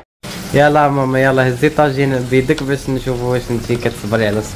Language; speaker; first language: Arabic; native; Arabic